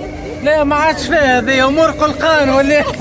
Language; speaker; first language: Arabic; native; Arabic